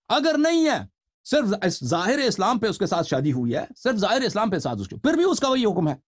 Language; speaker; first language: Urdu; non-native, fluent; Persian